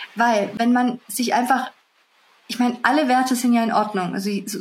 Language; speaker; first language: German; early bilingual, other home language; Russian